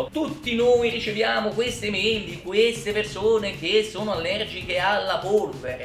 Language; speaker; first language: Italian; native; Italian